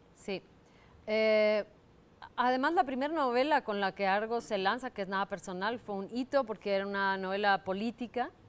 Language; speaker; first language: Spanish; native; Spanish